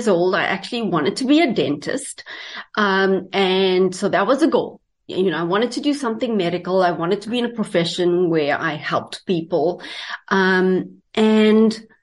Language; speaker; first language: English; native; English